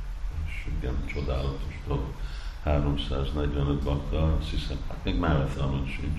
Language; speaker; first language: Hungarian; non-native, fluent; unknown